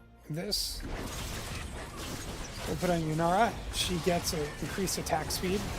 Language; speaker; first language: English; native; English